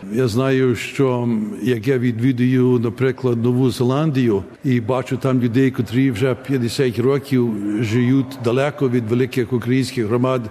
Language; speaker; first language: Ukrainian; early bilingual, heritage; Ukrainian